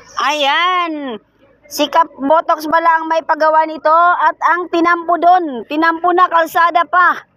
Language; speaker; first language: Filipino; non-native, local second language; Bikol